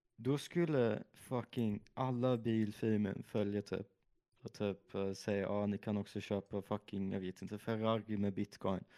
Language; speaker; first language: Swedish; early bilingual, other home language; German